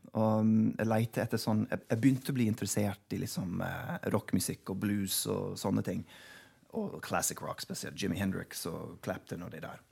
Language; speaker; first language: Norwegian; non-native, fluent; English